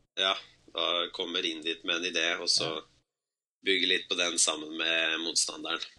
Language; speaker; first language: Norwegian; early bilingual, other home language; Spanish